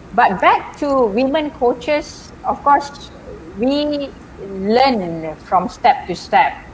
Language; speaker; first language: English; non-native, local second language; Malay